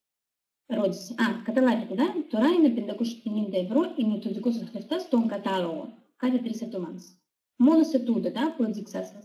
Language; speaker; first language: Greek; non-native, fluent; Russian